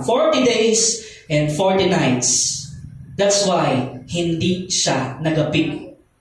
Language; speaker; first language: English; non-native, local second language; Filipino